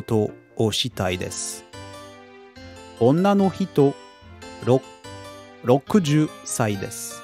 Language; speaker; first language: Japanese; non-native, learner; French